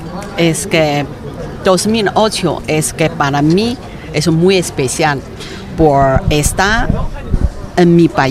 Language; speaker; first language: Spanish; non-native, learner; Chinese